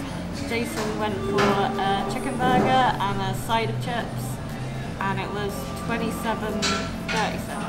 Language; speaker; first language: English; native; English